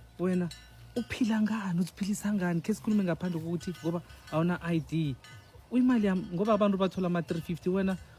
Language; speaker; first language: Zulu; non-native, local second language; South Ndebele